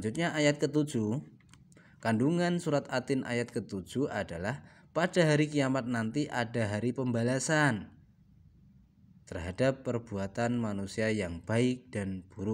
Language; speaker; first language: Indonesian; native; Indonesian